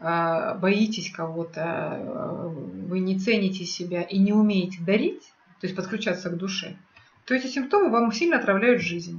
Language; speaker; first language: Russian; native; Russian